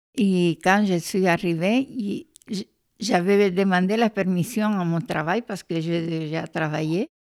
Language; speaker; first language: French; non-native, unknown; Spanish